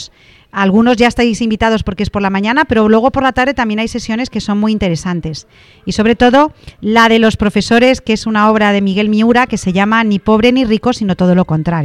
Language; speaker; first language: Spanish; native; Spanish